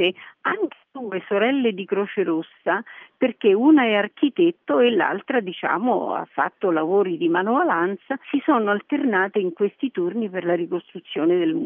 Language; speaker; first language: Italian; native; Italian